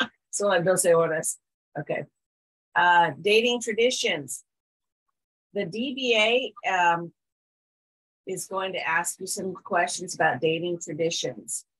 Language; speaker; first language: English; native; English